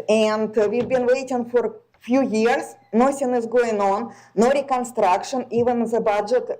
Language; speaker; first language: English; non-native, fluent; Russian